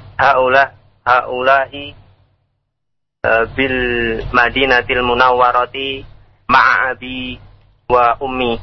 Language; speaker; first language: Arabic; non-native, learner; Indonesian